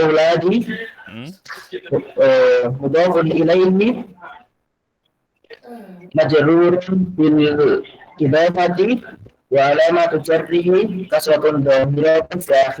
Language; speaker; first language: Arabic; non-native, learner; Indonesian